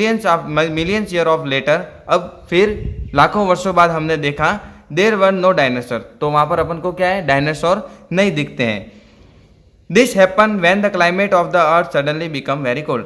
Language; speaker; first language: Hindi; native; Hindi